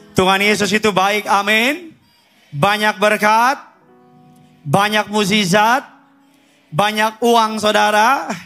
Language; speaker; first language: Indonesian; native; Indonesian